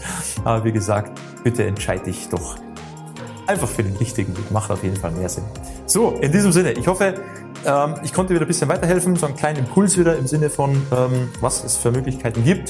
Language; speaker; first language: German; native; German